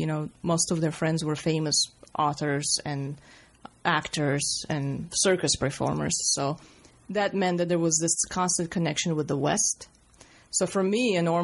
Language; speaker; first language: English; non-native, fluent; Russian